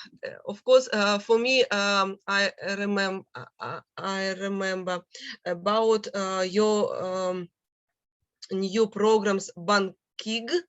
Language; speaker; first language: English; non-native, learner; Russian